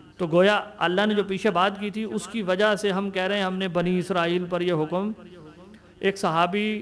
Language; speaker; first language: Urdu; native; Urdu